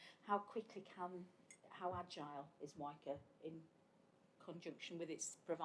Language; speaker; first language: English; native; English